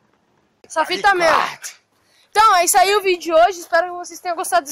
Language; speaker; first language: Portuguese; native; Portuguese